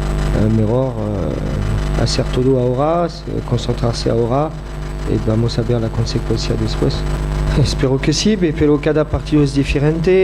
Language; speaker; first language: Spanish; non-native, fluent; French